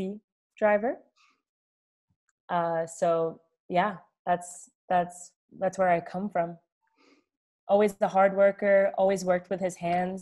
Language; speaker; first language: English; early bilingual, other home language; Arabic